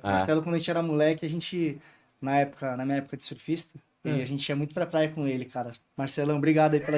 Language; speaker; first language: Portuguese; native; Portuguese